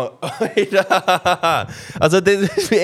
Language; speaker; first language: German; non-native, learner; English